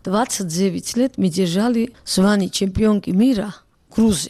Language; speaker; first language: Russian; non-native, local second language; Georgian